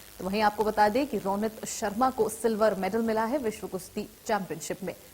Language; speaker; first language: Hindi; native; Hindi